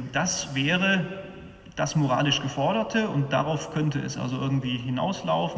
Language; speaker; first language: German; native; German